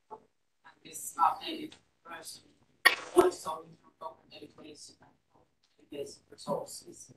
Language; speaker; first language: English; non-native, fluent; Finnish